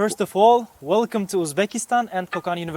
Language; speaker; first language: English; non-native, fluent; Uzbek